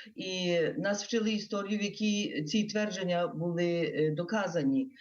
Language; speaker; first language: Ukrainian; early bilingual, heritage; Ukrainian